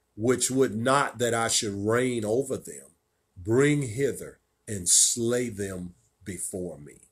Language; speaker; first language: English; native; English